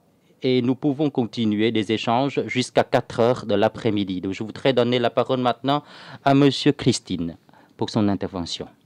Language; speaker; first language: French; non-native, fluent; Vietnamese